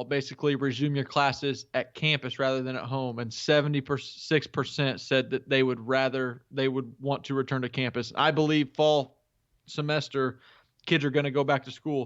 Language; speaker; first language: English; native; English